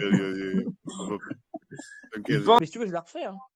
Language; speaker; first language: French; native; French